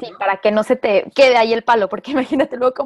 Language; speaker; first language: Spanish; native; Spanish